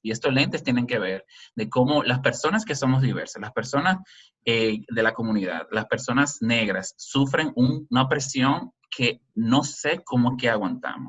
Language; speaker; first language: Spanish; native; Spanish